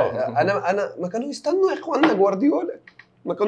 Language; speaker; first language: Arabic; native; Arabic